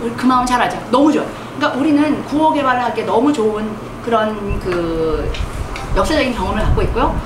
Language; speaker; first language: Korean; native; Korean